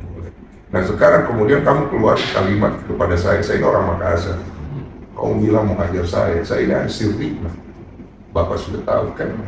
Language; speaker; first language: Indonesian; native; Indonesian